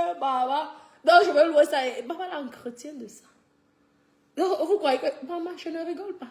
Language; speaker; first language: French; native; French